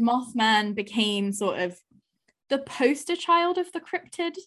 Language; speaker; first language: English; native; English